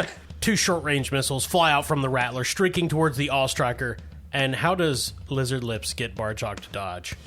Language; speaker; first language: English; native; English